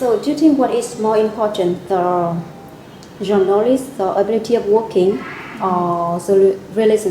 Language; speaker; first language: English; non-native, fluent; Vietnamese